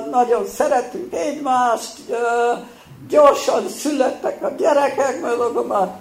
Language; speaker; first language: Hungarian; early bilingual, heritage; Hungarian